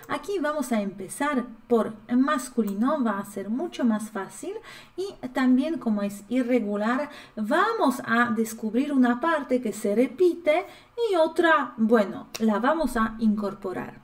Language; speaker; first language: Spanish; non-native, fluent; Polish